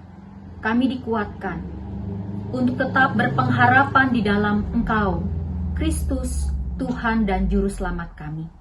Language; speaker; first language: Indonesian; native; Indonesian